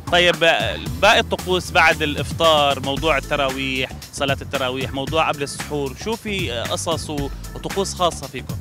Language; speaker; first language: Arabic; native; Arabic